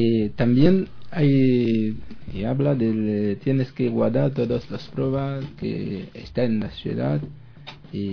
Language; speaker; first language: Spanish; non-native, learner; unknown